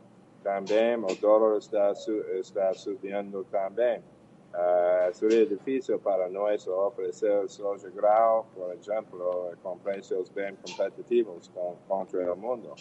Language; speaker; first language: Portuguese; non-native, learner; English